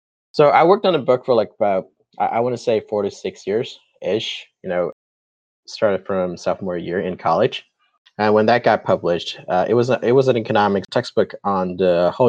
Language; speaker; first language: English; non-native, local second language; Cantonese